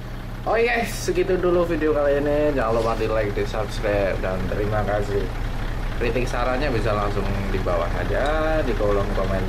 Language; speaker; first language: Indonesian; native; Indonesian